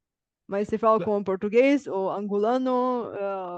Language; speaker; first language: Portuguese; non-native, fluent; Bulgarian